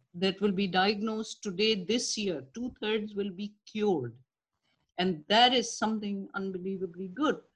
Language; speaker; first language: English; non-native, local second language; Urdu